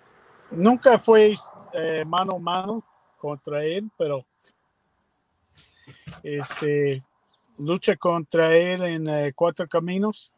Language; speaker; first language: Spanish; non-native, learner; English